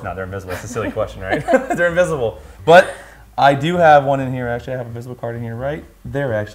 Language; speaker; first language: English; native; English